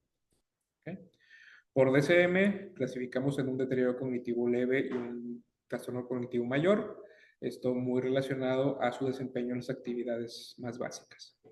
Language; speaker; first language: Spanish; native; Spanish